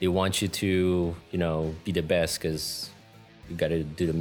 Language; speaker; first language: English; non-native, local second language; Filipino